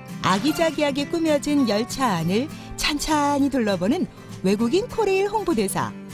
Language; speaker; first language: Korean; native; Korean